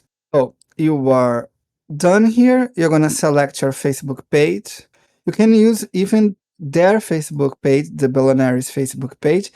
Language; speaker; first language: English; non-native, fluent; Portuguese